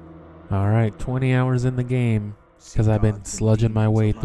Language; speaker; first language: English; native; English